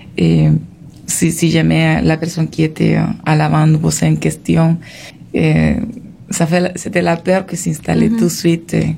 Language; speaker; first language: French; non-native, fluent; Spanish